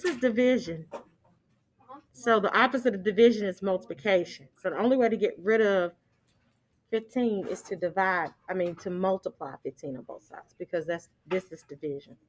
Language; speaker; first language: English; native; English